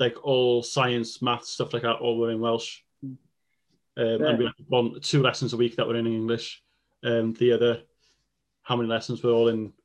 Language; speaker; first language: English; non-native, local second language; Welsh